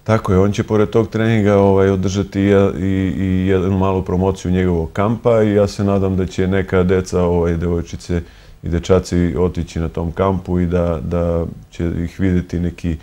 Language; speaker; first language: Serbian; native; Serbian